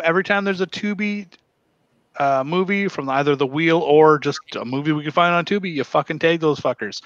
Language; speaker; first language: English; native; English